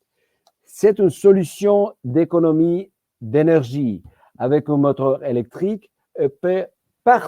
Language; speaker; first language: French; non-native, fluent; Georgian